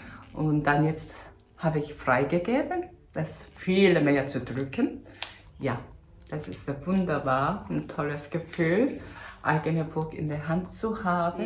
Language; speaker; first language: German; non-native, fluent; Korean